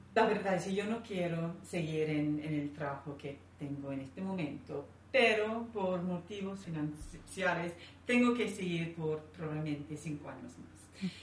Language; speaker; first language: Spanish; non-native, fluent; English